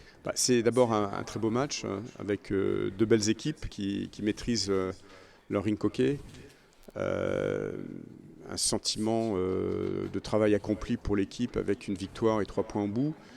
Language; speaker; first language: French; native; French